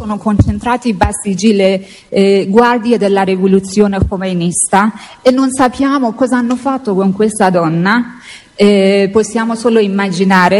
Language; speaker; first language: Italian; non-native, fluent; Persian